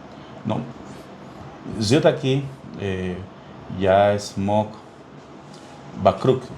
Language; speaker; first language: Russian; non-native, fluent; Spanish